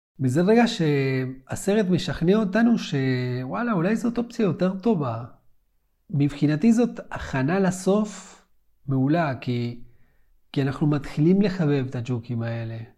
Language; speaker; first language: Hebrew; native; Hebrew